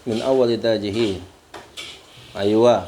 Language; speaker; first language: Arabic; non-native, fluent; Indonesian